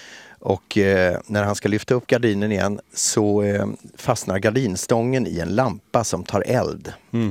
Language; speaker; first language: Swedish; native; Swedish